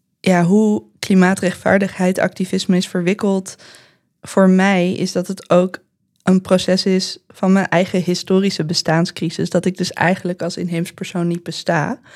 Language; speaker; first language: Dutch; native; Dutch